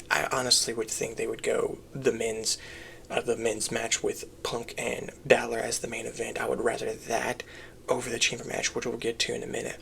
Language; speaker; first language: English; native; English